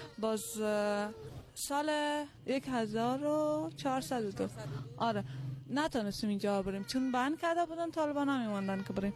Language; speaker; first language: Persian; native; Persian